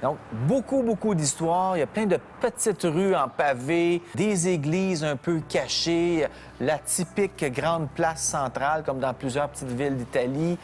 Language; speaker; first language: French; native; French